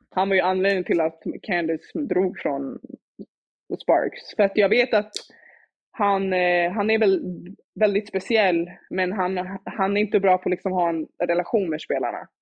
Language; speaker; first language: Swedish; early bilingual, other home language; Somali